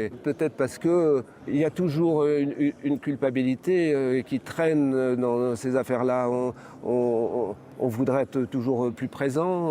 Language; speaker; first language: French; native; French